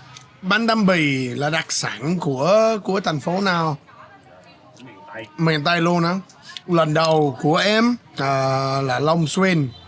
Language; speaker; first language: Vietnamese; non-native, fluent; English